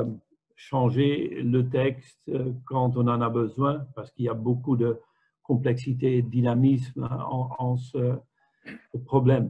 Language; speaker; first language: French; non-native, fluent; Dutch